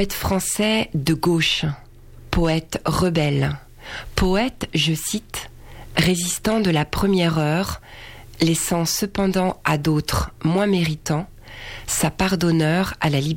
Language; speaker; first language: French; native; French